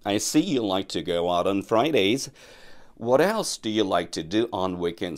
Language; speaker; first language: English; non-native, fluent; Korean